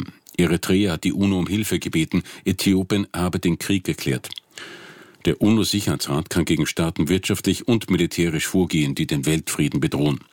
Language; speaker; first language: German; native; German